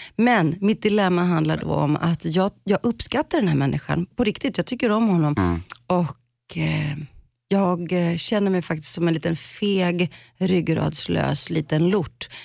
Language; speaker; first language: Swedish; early bilingual, other home language; Greek